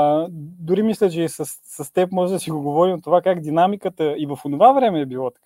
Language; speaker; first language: Bulgarian; native; Bulgarian